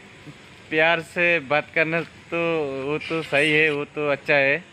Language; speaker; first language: Hindi; non-native, learner; Bangla